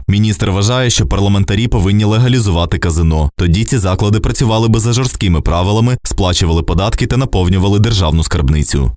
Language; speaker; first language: Ukrainian; native; Ukrainian